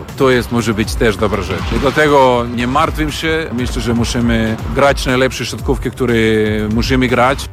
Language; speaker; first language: Polish; non-native, learner; Serbian